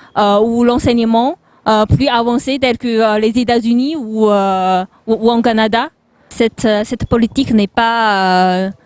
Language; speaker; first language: French; non-native, fluent; Chinese